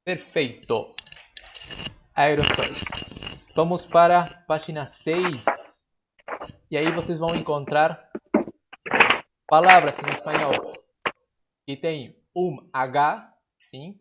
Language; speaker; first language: Portuguese; non-native, fluent; Spanish